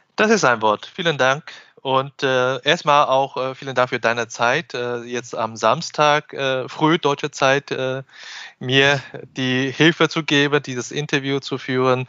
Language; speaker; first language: German; non-native, fluent; Chinese